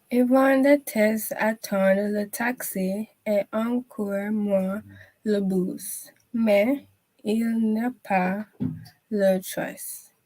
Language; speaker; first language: French; non-native, learner; English